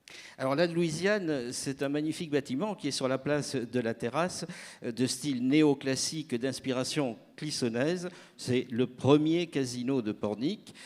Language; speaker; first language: French; native; French